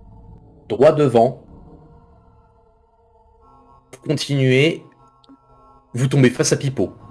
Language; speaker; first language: French; native; French